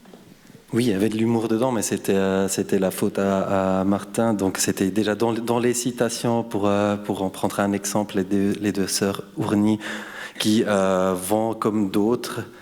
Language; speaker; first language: French; non-native, fluent; German